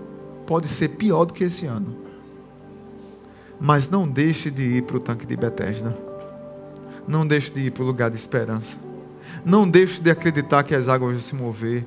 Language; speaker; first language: Portuguese; native; Portuguese